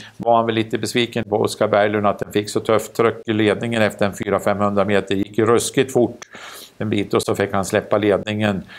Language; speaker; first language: Swedish; native; Swedish